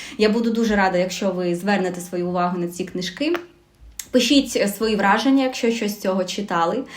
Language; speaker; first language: Ukrainian; non-native, local second language; Russian